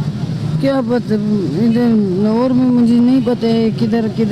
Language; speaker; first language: Hindi; non-native, local second language; Punjabi